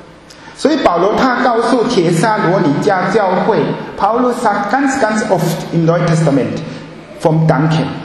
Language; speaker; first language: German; non-native, fluent; Chinese